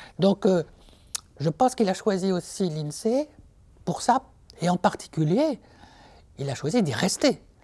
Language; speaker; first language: French; native; French